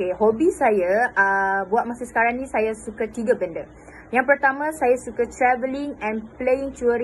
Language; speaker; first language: Malay; native; Malay